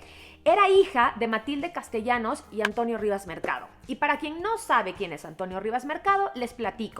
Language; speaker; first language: Spanish; native; Spanish